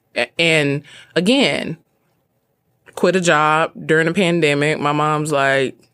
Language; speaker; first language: English; native; English